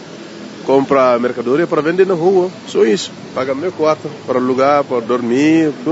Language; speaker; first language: Portuguese; non-native, learner; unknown